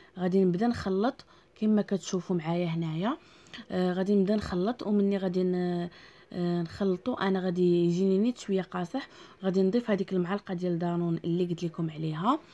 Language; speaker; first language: Arabic; native; Arabic